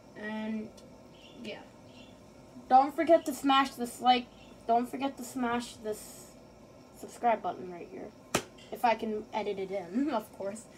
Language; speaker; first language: English; native; English